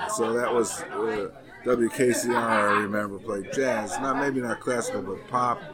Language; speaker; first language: English; native; English